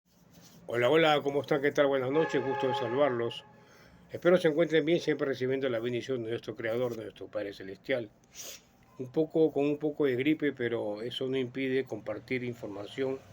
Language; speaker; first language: Spanish; native; Spanish